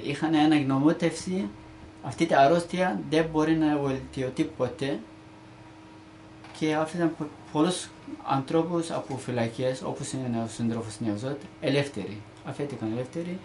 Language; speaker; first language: Greek; non-native, learner; Turkish